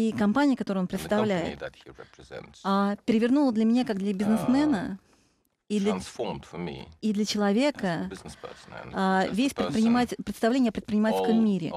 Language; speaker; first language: Russian; native; Russian